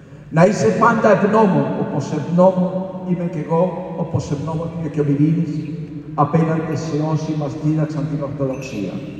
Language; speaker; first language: Greek; non-native, fluent; Spanish